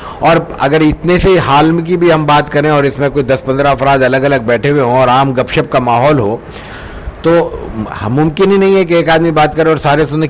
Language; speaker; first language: Urdu; native; Urdu